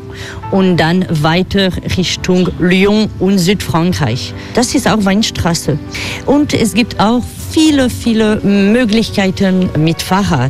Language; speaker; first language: German; non-native, fluent; French